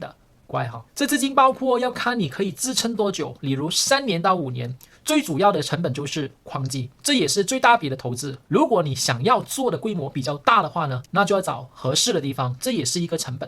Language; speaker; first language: Chinese; early bilingual, heritage; Chinese